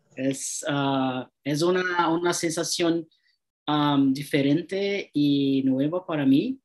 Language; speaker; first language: Spanish; non-native, learner; Portuguese